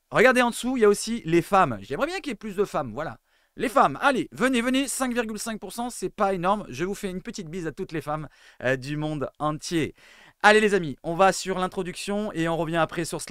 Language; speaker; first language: French; native; French